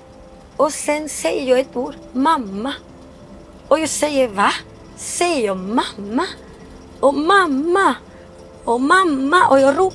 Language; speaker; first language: Swedish; non-native, fluent; Spanish